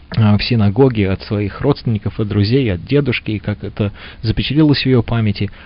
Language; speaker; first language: Russian; native; Russian